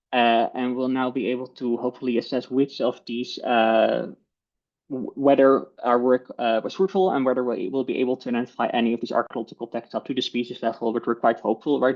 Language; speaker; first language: English; non-native, fluent; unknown